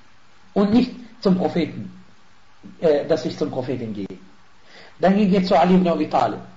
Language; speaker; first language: German; non-native, fluent; Arabic